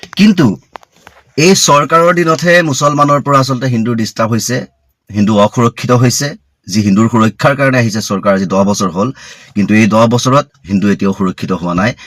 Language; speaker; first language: Assamese; native; Assamese